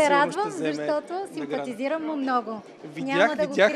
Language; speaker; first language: Bulgarian; native; Bulgarian